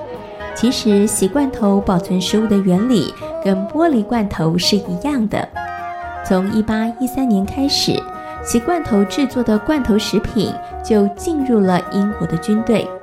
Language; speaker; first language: Chinese; native; Chinese